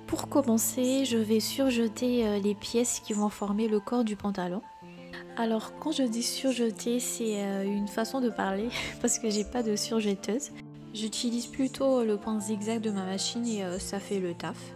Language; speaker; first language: French; native; French